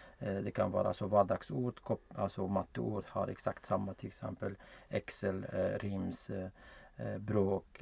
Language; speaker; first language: Swedish; non-native, fluent; Arabic